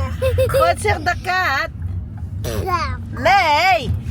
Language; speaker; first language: Dutch; non-native, learner; Filipino